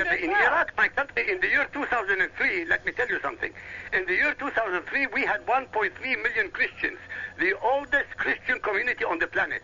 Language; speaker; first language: English; non-native, fluent; Arabic